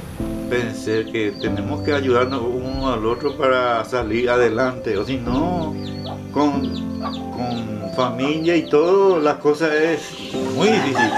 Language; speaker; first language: Spanish; non-native, local second language; Guarani